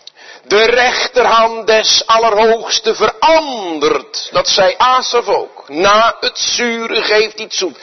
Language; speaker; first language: Dutch; native; Dutch